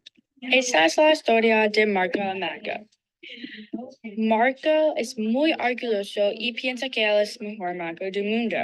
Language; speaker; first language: Spanish; non-native, learner; English